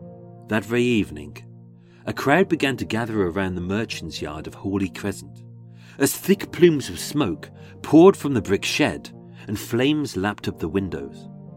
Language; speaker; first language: English; native; English